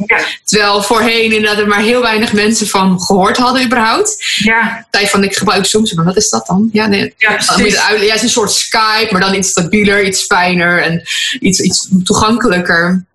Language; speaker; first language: Dutch; native; Dutch